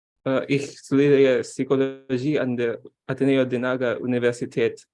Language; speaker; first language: German; non-native, learner; Filipino